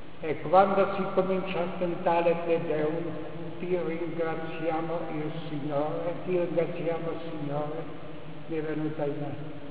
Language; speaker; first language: Italian; non-native, fluent; Czech